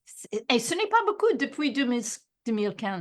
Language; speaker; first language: French; non-native, fluent; English